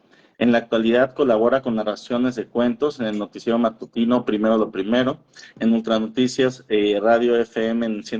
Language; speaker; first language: Spanish; native; Spanish